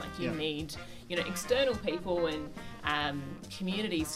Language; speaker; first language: English; native; English